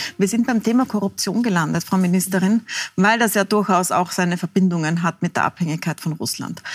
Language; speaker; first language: German; native; German